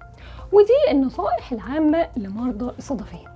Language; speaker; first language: Arabic; native; Arabic